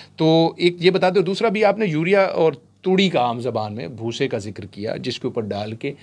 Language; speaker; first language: Urdu; non-native, local second language; Punjabi